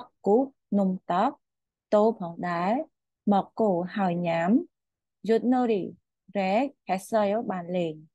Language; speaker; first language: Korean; non-native, fluent; Khmer